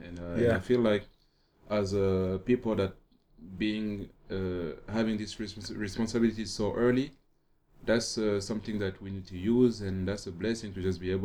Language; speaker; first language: English; non-native, fluent; French